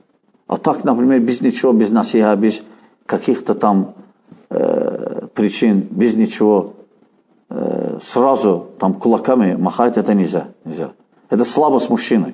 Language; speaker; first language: Russian; non-native, fluent; Azerbaijani